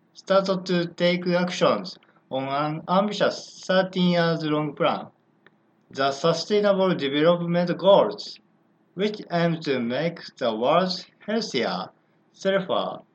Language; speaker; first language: English; non-native, learner; Japanese